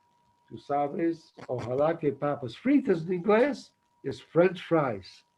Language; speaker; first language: Spanish; non-native, learner; English